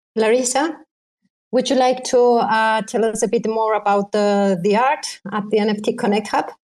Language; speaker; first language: English; non-native, fluent; Greek